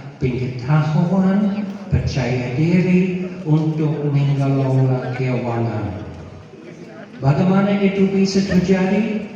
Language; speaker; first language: Indonesian; non-native, fluent; English